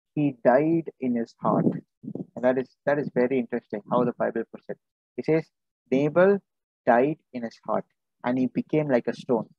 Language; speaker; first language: English; non-native, local second language; Tamil